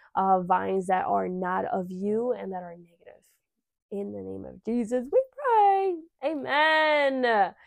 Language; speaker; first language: English; early bilingual, other home language; Spanish